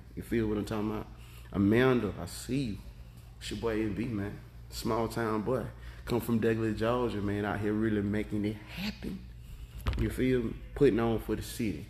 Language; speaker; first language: English; native; English